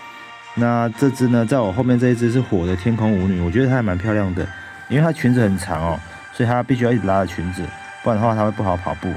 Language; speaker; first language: Chinese; native; Chinese